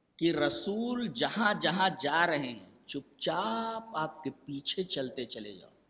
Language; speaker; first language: Urdu; native; Urdu